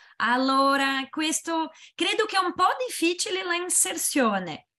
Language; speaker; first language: Italian; non-native, learner; Portuguese